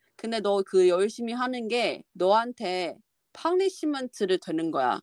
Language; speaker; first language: Korean; non-native, learner; Chinese